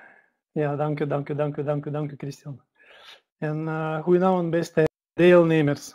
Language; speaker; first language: Dutch; non-native, learner; Russian